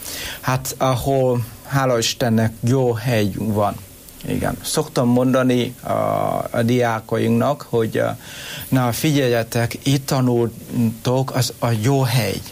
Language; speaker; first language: Hungarian; non-native, learner; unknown